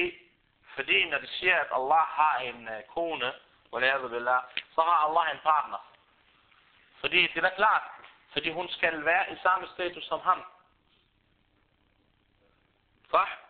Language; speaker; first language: Danish; non-native, fluent; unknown